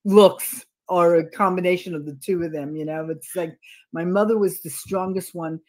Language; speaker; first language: English; native; English